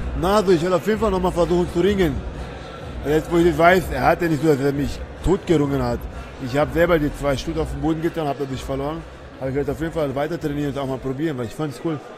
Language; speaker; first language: German; native; German